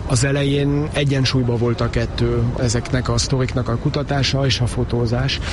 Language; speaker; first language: Hungarian; early bilingual, heritage; Hungarian